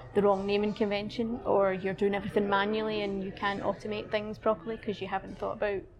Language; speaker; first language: English; native; English